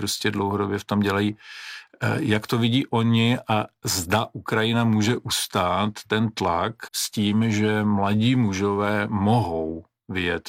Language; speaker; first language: Czech; non-native, local second language; Ukrainian